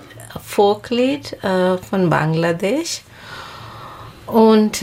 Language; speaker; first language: German; non-native, learner; Bangla